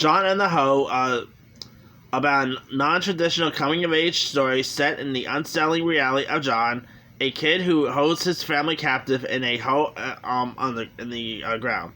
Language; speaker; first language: English; native; English